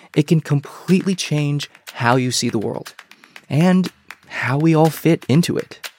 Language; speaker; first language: English; early bilingual, other home language; Chinese